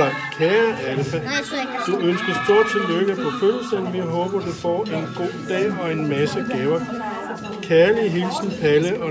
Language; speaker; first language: Danish; native; Danish